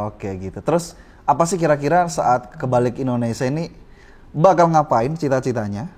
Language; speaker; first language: Indonesian; native; Indonesian